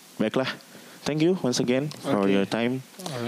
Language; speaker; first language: English; non-native, learner; Indonesian